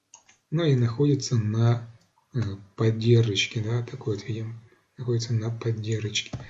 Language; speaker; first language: Russian; native; Russian